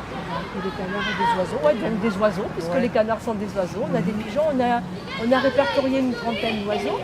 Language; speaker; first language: French; native; French